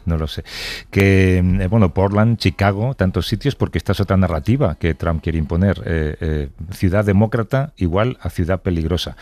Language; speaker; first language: Spanish; native; Spanish